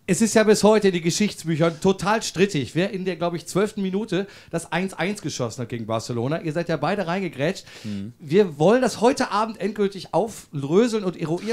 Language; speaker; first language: German; native; German